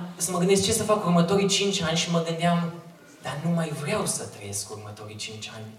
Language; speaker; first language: Romanian; native; Romanian